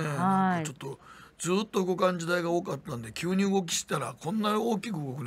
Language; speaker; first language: Japanese; native; Japanese